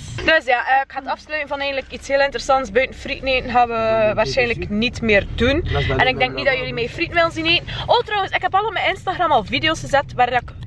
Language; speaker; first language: Dutch; native; Dutch